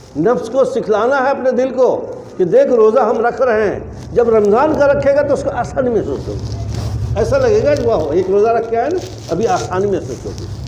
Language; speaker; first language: Urdu; native; Urdu